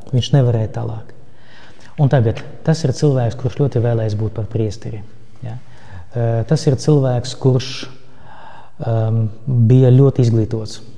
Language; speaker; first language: Latvian; non-native, local second language; Russian